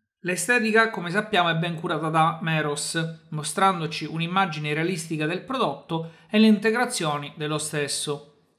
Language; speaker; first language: Italian; native; Italian